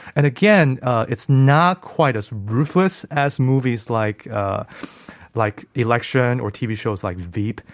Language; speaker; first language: English; non-native, fluent; Chinese